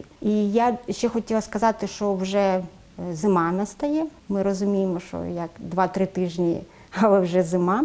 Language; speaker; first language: Ukrainian; native; Ukrainian